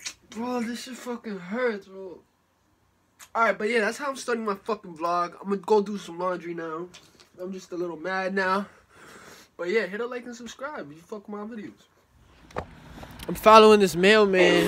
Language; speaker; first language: English; early bilingual, other home language; Spanish